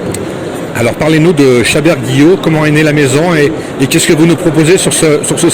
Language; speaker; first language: French; native; French